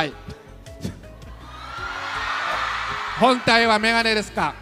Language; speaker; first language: Japanese; native; Japanese